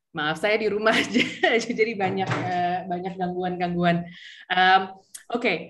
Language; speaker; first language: Indonesian; early bilingual, heritage; Indonesian